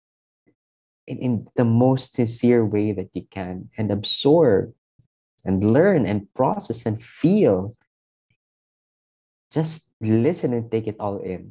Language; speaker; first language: English; non-native, local second language; Hiligaynon